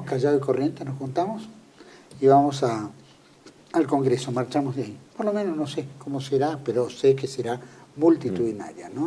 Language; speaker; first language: Spanish; native; Spanish